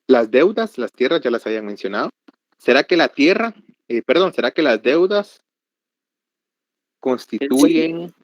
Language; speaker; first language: Spanish; native; Spanish